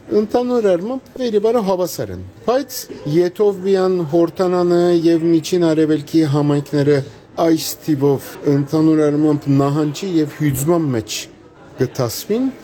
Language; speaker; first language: Armenian; native; Armenian